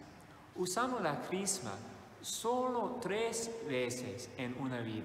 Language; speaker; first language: Spanish; non-native, fluent; English